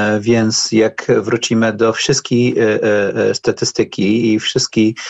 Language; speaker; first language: Polish; non-native, learner; Arabic